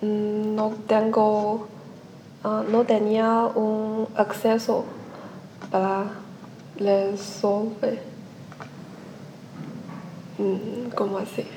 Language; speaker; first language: Spanish; non-native, learner; Chinese